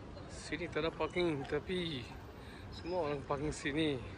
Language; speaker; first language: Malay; non-native, learner; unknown